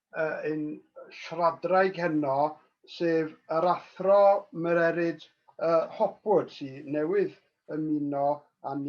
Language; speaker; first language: Welsh; native; Welsh